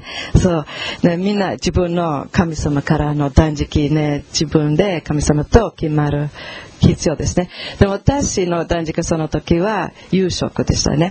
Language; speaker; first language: Japanese; non-native, fluent; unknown